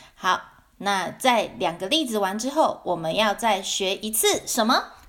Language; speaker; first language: Chinese; native; Chinese